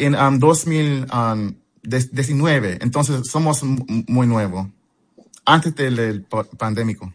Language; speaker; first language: Spanish; early bilingual, heritage; English